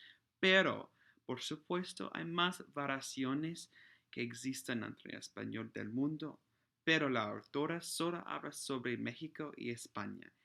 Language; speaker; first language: Spanish; non-native, fluent; English